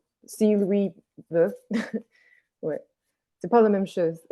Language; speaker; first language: French; non-native, learner; English